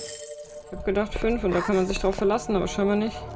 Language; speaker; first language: German; native; German